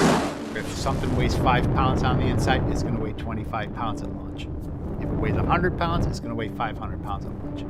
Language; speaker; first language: English; native; English